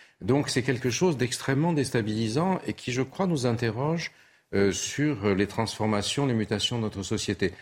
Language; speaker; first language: French; early bilingual, other home language; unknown